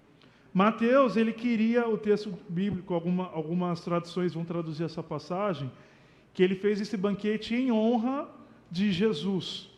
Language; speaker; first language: Portuguese; native; Portuguese